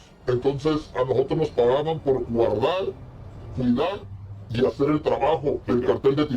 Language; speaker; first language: Spanish; native; Spanish